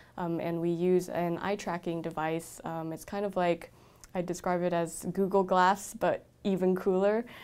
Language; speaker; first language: English; native; English